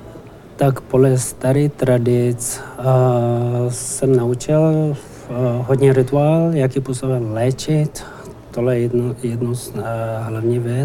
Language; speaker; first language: Czech; non-native, learner; Tibetan